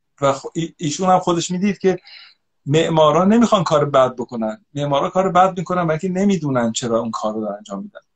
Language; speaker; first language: Persian; native; Persian